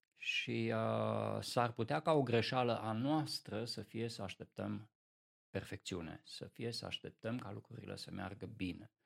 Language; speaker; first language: Romanian; non-native, local second language; Hungarian